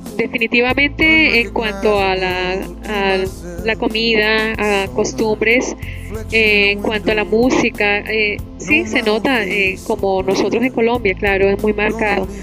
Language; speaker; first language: Spanish; native; Spanish